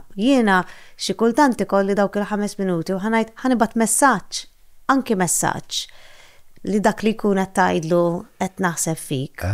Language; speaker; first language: Maltese; native; Maltese